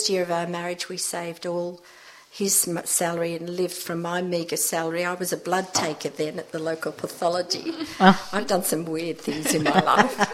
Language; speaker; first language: English; native; English